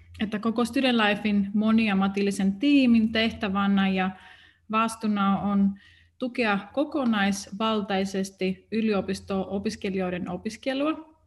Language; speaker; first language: Finnish; non-native, fluent; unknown